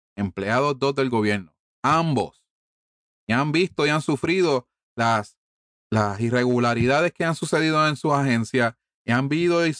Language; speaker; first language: Spanish; early bilingual, heritage; Spanish